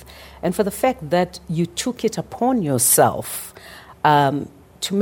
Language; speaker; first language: English; non-native, local second language; Zulu